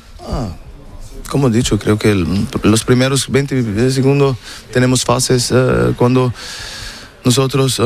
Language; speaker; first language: Spanish; non-native, learner; German